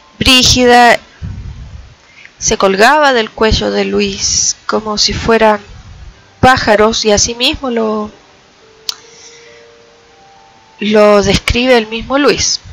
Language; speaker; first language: Spanish; native; Spanish